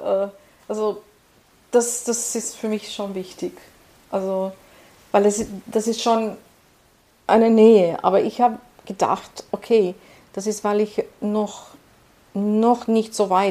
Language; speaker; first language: German; non-native, fluent; Serbian